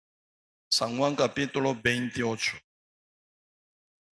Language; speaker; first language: Spanish; non-native, learner; Korean